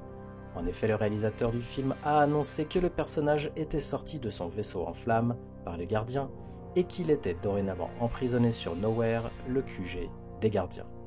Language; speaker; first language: French; native; French